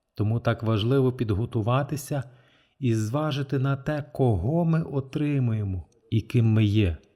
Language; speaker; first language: Ukrainian; non-native, fluent; French